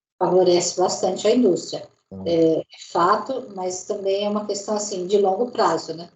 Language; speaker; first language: Portuguese; native; Portuguese